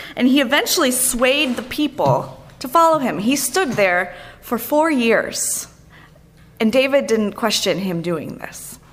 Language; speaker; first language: English; native; English